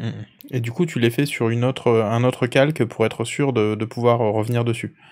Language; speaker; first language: French; native; French